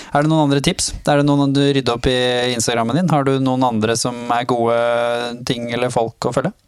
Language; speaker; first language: Norwegian; early bilingual, other home language; Somali